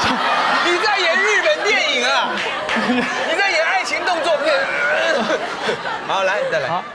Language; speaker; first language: Chinese; native; Chinese